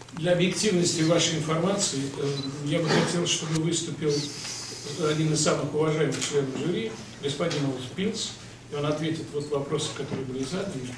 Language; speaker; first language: Russian; native; Russian